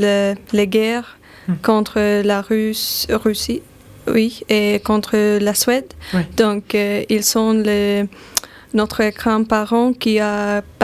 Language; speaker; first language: French; non-native, learner; Finnish